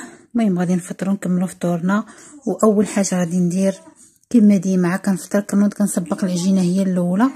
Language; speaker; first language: Arabic; native; Arabic